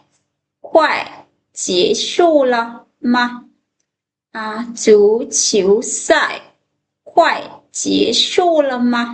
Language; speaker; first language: Chinese; non-native, fluent; Lao